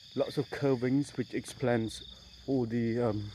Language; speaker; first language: English; non-native, fluent; Khmer